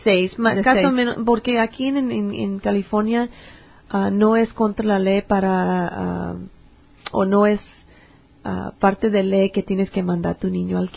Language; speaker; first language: Spanish; early bilingual, heritage; English